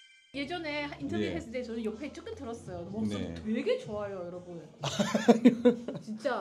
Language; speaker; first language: Korean; non-native, fluent; Chinese